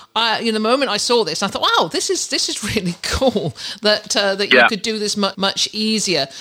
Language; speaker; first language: English; native; English